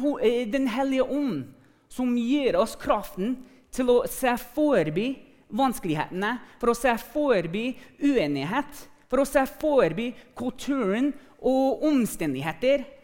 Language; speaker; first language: Norwegian; non-native, fluent; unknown